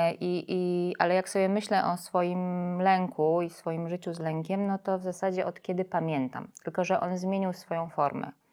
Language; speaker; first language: Polish; native; Polish